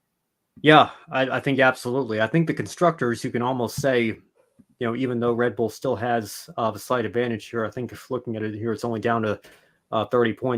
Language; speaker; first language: English; native; English